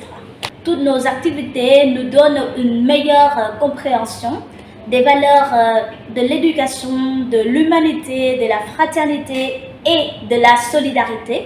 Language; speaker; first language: French; non-native, local second language; Khmer